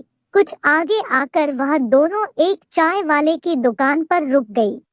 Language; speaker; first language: Hindi; native; Hindi